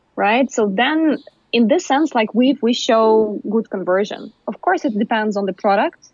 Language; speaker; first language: English; non-native, fluent; Ukrainian